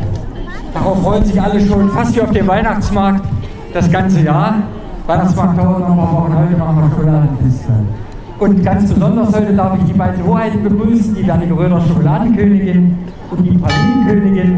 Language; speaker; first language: German; native; German